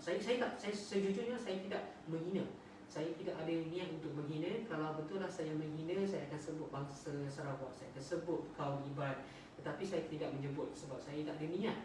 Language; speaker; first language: Malay; native; Malay